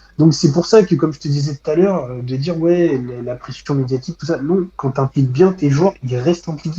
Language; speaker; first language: French; native; French